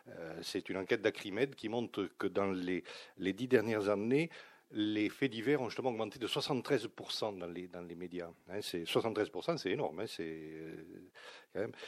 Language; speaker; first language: French; native; French